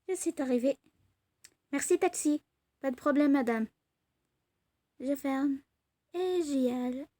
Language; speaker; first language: French; non-native, learner; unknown